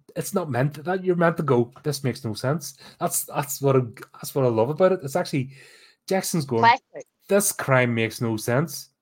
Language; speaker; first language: English; native; English